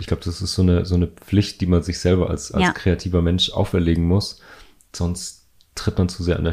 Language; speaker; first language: German; native; German